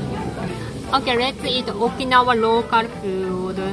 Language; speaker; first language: English; non-native, learner; Japanese